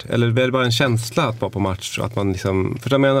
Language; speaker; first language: Swedish; native; Swedish